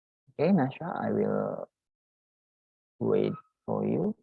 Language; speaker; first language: English; non-native, learner; Indonesian